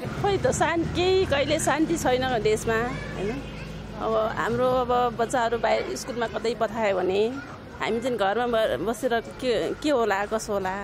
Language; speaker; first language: Nepali; native; Nepali